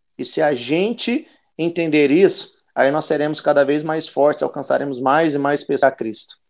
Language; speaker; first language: Portuguese; native; Portuguese